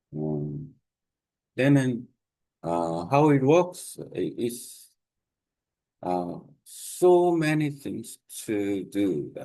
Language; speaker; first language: English; non-native, learner; Korean